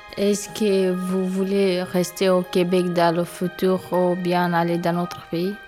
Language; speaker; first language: French; non-native, learner; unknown